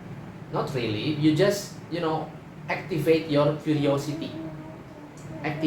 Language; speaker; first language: English; non-native, fluent; Indonesian